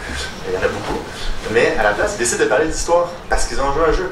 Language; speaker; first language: French; native; French